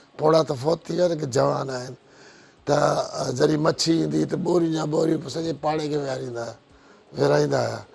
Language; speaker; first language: Sindhi; non-native, local second language; Brahui